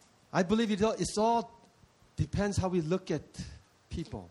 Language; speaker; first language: English; early bilingual, other home language; Korean